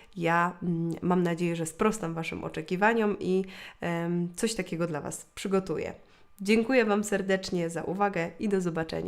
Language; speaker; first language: Polish; native; Polish